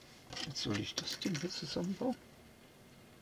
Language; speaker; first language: German; native; German